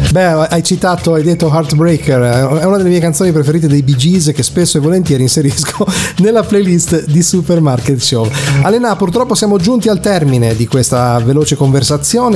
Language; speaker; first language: Italian; native; Italian